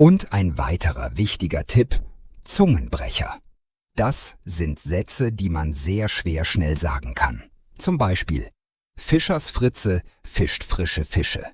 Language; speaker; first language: German; non-native, fluent; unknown